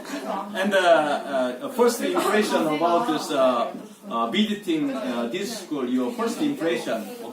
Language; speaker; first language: English; non-native, learner; Korean